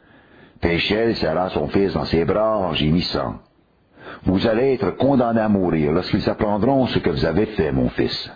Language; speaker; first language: French; native; French